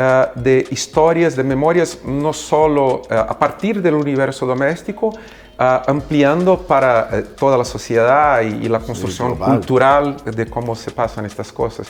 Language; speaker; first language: Spanish; non-native, fluent; Portuguese